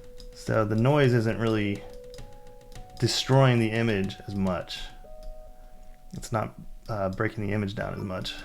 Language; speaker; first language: English; native; English